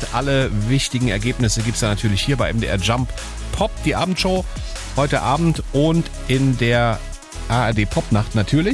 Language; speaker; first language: German; native; German